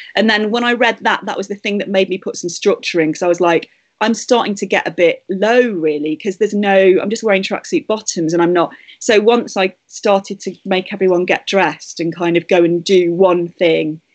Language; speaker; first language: English; native; English